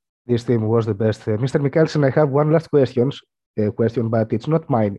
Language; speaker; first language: English; non-native, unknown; Greek